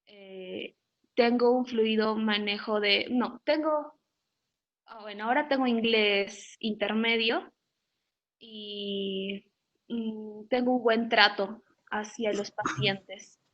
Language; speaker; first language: Spanish; native; Spanish